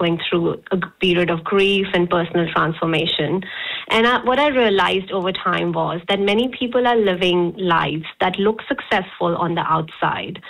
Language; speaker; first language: English; non-native, local second language; Hindi